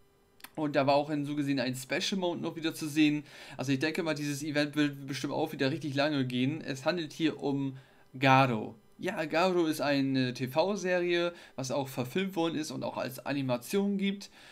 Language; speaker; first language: German; native; German